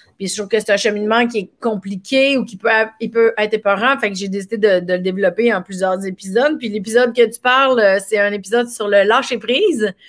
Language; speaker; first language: French; native; French